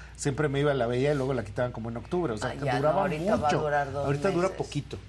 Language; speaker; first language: Spanish; native; Spanish